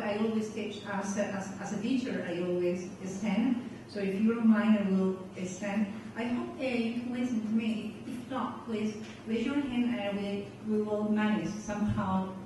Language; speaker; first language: English; non-native, fluent; Spanish